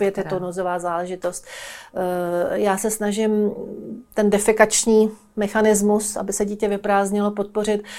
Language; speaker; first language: Czech; native; Czech